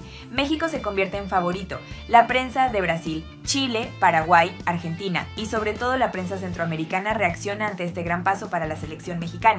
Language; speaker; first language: Spanish; native; Spanish